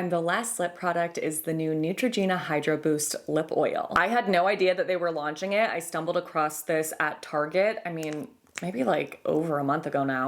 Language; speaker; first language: English; native; English